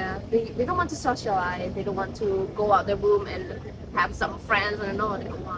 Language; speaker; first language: English; non-native, learner; Indonesian